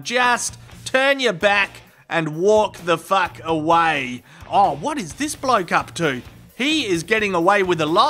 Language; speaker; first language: English; native; English